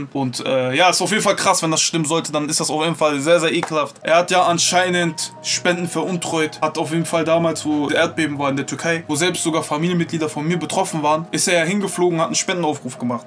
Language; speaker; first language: German; native; German